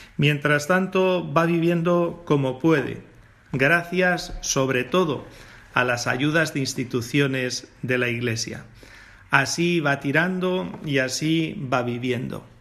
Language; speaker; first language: Spanish; native; Spanish